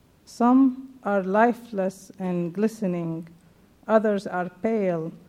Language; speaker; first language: English; non-native, fluent; Arabic